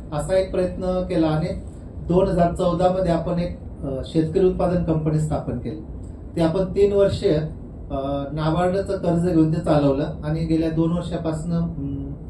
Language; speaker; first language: Marathi; non-native, local second language; Kukna